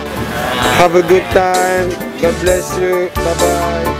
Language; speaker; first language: English; non-native, learner; Indonesian